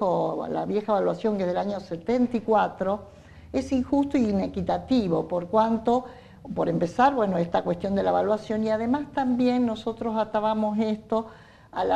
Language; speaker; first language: Spanish; native; Spanish